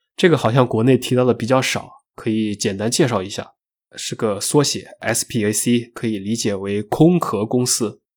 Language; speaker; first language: Chinese; native; Chinese